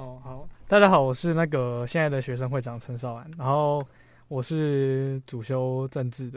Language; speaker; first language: Chinese; native; Chinese